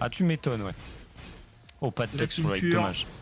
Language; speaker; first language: French; native; French